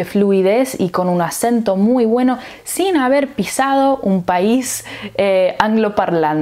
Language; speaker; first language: Spanish; early bilingual, heritage; English